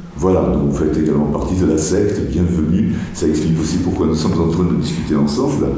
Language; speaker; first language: French; native; French